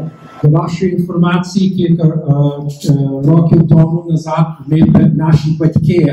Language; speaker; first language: Ukrainian; early bilingual, heritage; Ukrainian